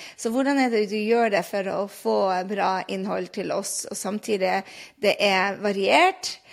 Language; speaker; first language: Norwegian; native; Norwegian